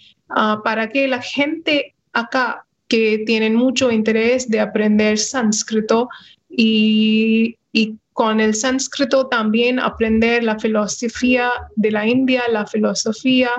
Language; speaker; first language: Spanish; non-native, fluent; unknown